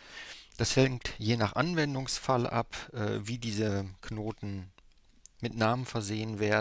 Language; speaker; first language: German; native; German